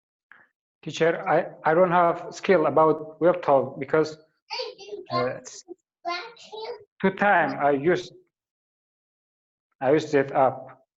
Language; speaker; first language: English; non-native, learner; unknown